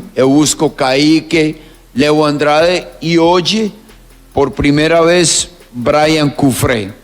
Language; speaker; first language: Portuguese; non-native, learner; Spanish